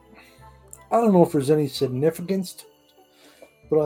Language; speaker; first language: English; native; English